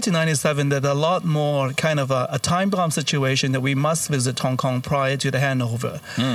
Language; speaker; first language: English; non-native, local second language; Cantonese